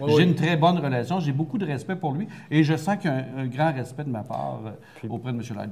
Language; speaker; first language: French; native; French